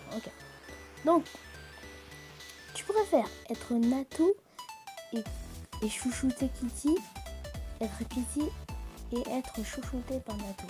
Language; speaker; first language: French; native; French